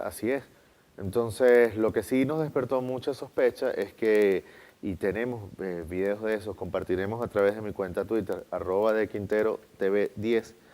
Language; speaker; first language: Spanish; native; Spanish